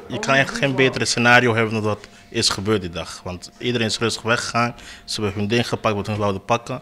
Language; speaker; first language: Dutch; native; Dutch